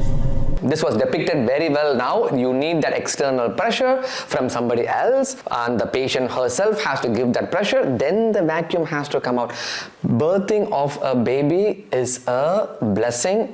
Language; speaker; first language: English; non-native, local second language; Tamil